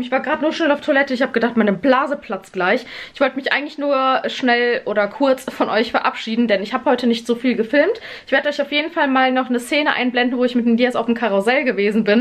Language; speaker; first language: German; native; German